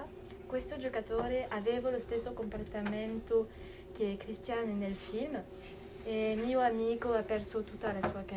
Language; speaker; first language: Italian; non-native, learner; French